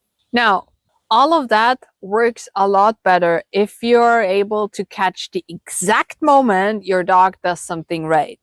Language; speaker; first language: English; non-native, fluent; German